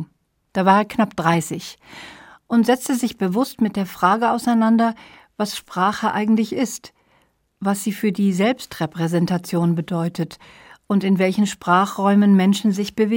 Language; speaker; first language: German; native; German